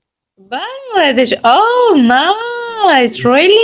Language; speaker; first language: English; non-native, learner; Tajik